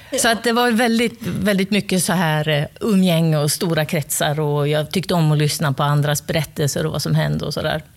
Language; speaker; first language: Swedish; native; Swedish